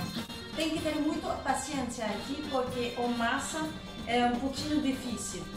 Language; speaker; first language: Portuguese; non-native, learner; Danish